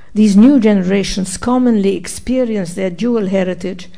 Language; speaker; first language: English; non-native, fluent; Arabic